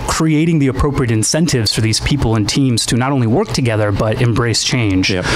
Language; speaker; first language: English; native; English